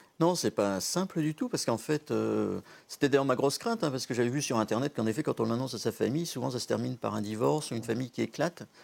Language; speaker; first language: French; native; French